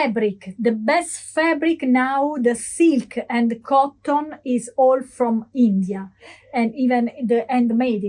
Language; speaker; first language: English; non-native, learner; Italian